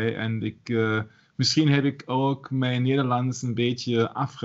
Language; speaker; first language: Dutch; non-native, learner; German